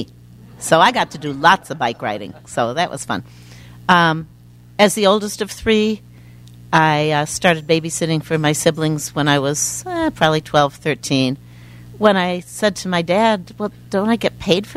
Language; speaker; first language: English; native; English